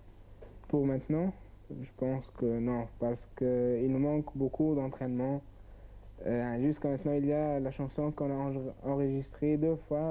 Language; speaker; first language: French; non-native, learner; Arabic